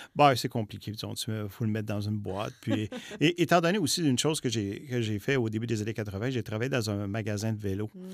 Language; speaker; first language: French; native; French